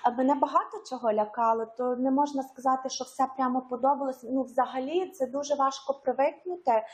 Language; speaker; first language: Ukrainian; native; Ukrainian